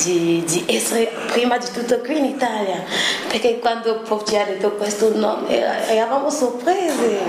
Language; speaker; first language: Italian; non-native, learner; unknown